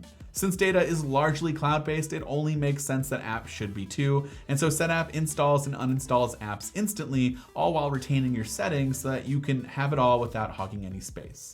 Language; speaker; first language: English; native; English